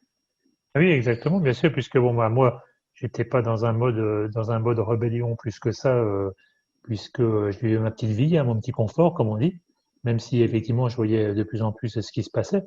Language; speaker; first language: French; native; French